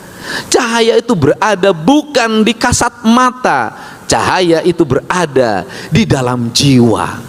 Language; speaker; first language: Indonesian; native; Indonesian